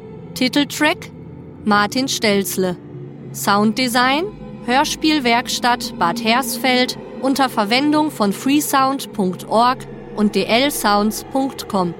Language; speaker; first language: German; native; German